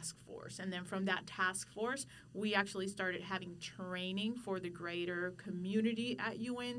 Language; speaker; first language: English; non-native, fluent; Spanish